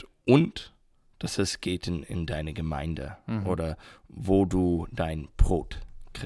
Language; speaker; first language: German; non-native, learner; English